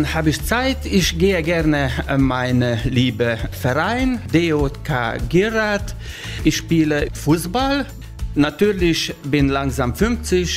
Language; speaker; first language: German; non-native, learner; Hungarian